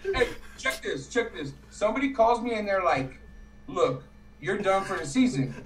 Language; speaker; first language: English; native; English